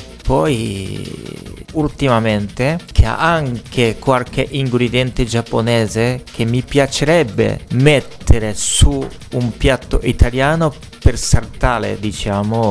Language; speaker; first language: Italian; non-native, fluent; Japanese